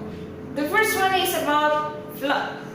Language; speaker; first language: English; non-native, local second language; Indonesian